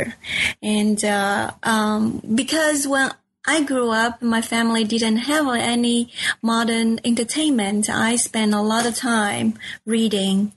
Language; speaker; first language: English; non-native, fluent; Chinese